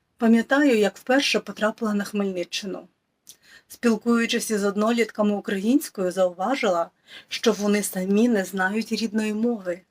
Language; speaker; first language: Ukrainian; non-native, local second language; Russian